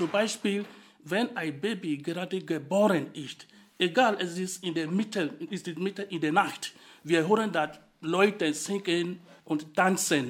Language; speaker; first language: German; non-native, fluent; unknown